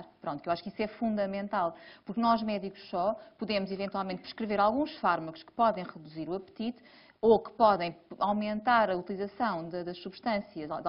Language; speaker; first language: Portuguese; native; Portuguese